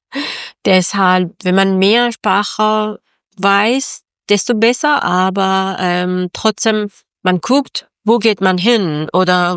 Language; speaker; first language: German; non-native, learner; Persian